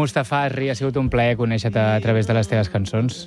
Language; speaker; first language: Catalan; native; Catalan